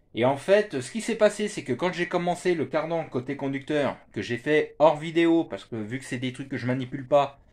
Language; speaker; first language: French; native; French